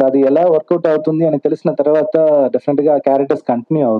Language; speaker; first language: Telugu; non-native, fluent; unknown